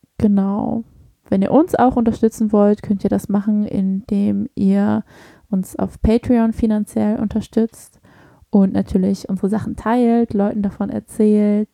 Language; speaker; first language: German; early bilingual, other home language; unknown